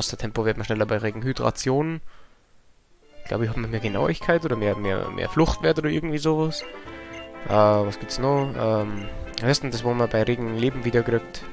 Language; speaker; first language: German; native; German